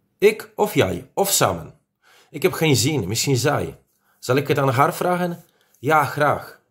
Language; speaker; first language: Dutch; non-native, fluent; Polish